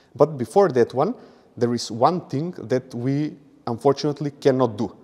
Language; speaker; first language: English; non-native, fluent; Macedonian